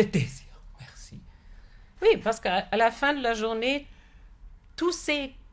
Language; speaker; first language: French; non-native, fluent; German